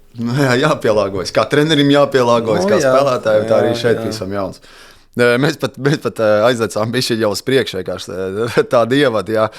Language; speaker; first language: Latvian; native; Latvian